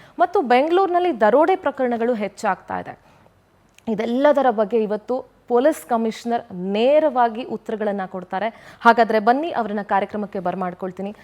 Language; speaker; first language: Kannada; native; Kannada